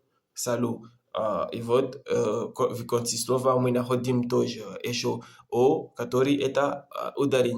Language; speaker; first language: Russian; non-native, learner; Comorian